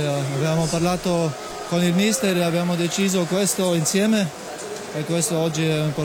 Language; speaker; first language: Italian; non-native, fluent; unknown